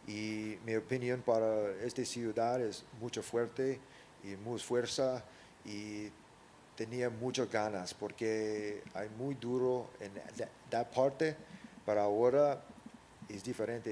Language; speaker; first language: Spanish; early bilingual, heritage; English